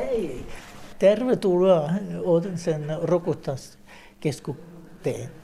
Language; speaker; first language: Finnish; non-native, learner; Danish